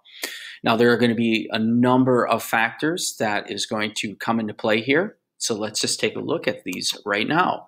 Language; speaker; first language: English; native; English